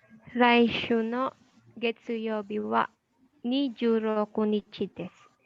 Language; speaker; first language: Japanese; non-native, learner; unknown